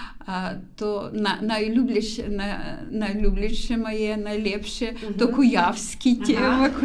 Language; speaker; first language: Polish; non-native, learner; Ukrainian